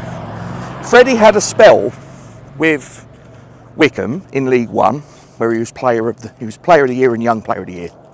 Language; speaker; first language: English; native; English